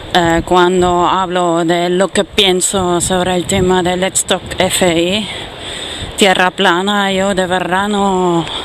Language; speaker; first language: Spanish; non-native, fluent; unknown